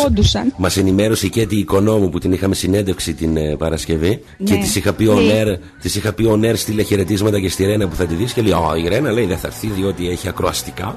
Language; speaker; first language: Greek; native; Greek